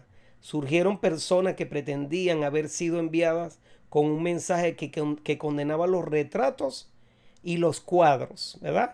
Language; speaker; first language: Spanish; native; Spanish